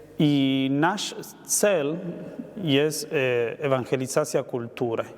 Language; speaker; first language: Polish; non-native, learner; Spanish